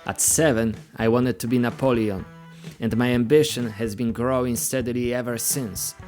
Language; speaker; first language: English; non-native, fluent; Polish